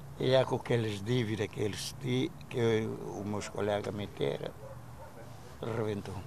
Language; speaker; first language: Portuguese; non-native, local second language; Kabuverdianu